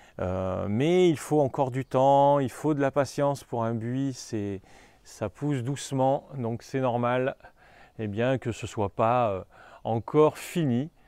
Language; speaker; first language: French; native; French